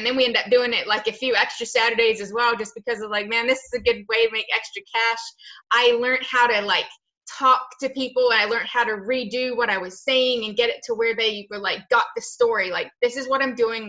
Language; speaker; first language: English; native; English